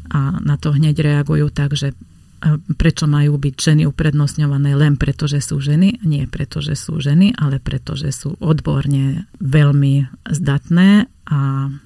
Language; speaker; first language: Slovak; non-native, local second language; Hungarian